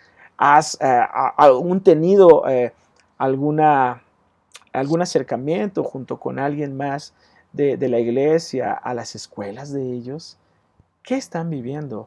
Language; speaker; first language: Spanish; native; Spanish